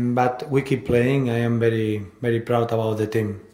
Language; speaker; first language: English; non-native, fluent; Spanish